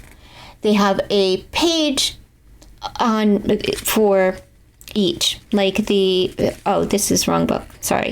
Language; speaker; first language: English; native; English